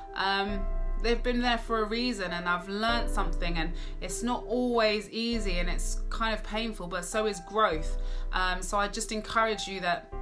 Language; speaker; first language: English; native; English